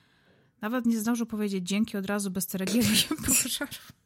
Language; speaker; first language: Polish; native; Polish